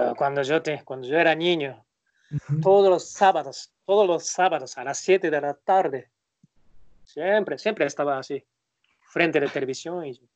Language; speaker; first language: Spanish; non-native, learner; Japanese